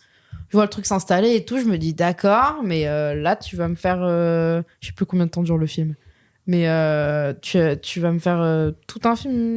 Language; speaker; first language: French; native; French